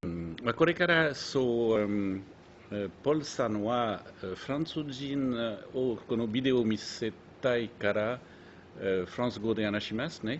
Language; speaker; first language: Japanese; non-native, fluent; French